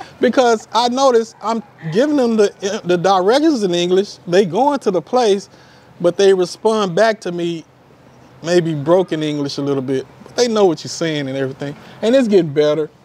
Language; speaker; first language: English; native; English